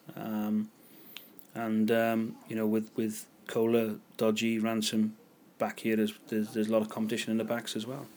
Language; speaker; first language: English; native; English